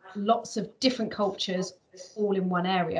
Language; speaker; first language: English; native; English